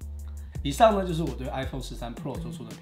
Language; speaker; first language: Chinese; native; Chinese